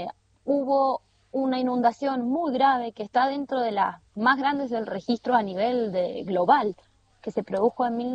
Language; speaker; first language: Spanish; native; Spanish